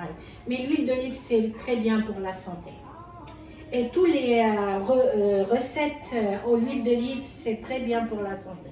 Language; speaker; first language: French; non-native, fluent; Arabic